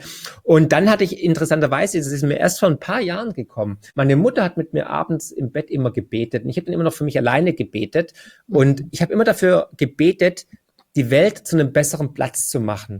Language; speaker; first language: German; native; German